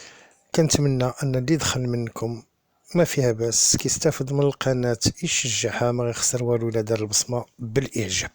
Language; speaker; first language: Arabic; native; Arabic